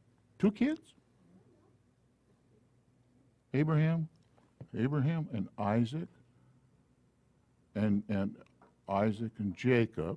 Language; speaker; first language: English; native; English